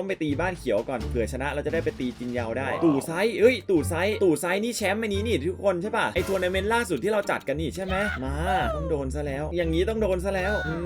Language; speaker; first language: Thai; native; Thai